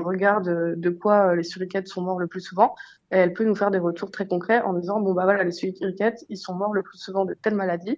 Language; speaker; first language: French; native; French